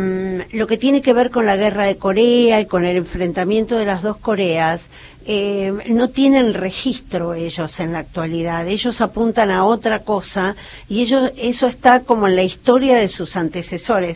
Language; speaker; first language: Spanish; native; Spanish